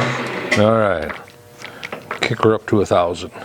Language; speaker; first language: English; native; English